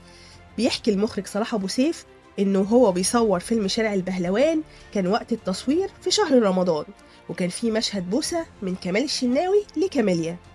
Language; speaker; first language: Arabic; native; Arabic